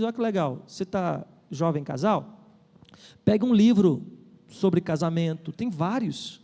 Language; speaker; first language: Portuguese; native; Portuguese